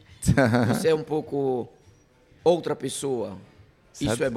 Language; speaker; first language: French; non-native, learner; Portuguese